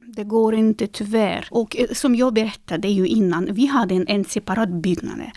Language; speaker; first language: Swedish; non-native, fluent; Russian